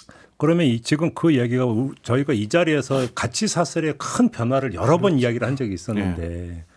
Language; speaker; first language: Korean; native; Korean